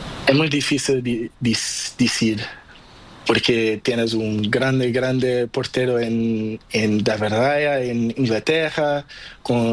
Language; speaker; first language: Spanish; non-native, learner; Portuguese